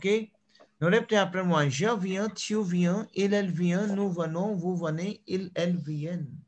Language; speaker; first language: French; non-native, fluent; Hindi